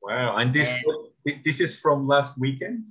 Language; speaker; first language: English; non-native, learner; Spanish